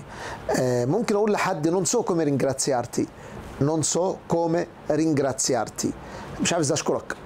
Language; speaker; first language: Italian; non-native, fluent; Arabic